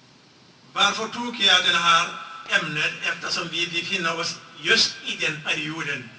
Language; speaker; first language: Swedish; non-native, fluent; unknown